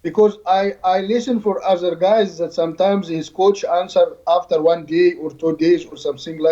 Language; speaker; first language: English; non-native, learner; Arabic